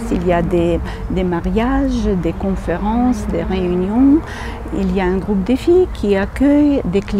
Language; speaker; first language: French; non-native, fluent; Ukrainian